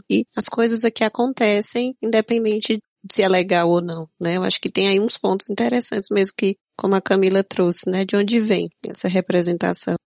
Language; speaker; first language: Portuguese; native; Portuguese